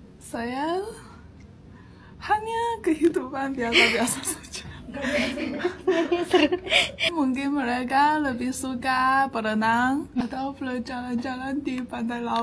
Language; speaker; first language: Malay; non-native, fluent; Chinese